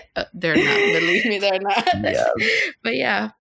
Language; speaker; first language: English; non-native, fluent; Spanish